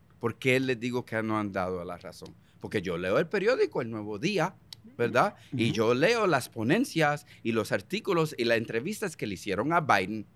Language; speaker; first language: Spanish; early bilingual, heritage; Spanish